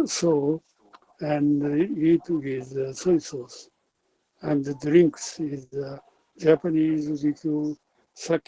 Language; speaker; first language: English; non-native, learner; Japanese